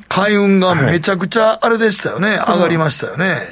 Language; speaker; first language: Japanese; native; Japanese